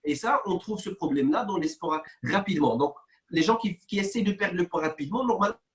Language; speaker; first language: French; non-native, local second language; Arabic